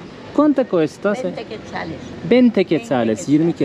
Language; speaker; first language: Spanish; non-native, learner; Turkish